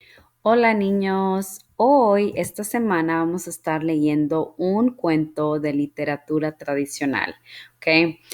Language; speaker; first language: Spanish; early bilingual, heritage; Spanish